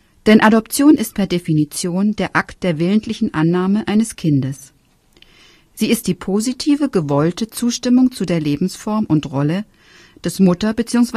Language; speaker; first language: German; native; German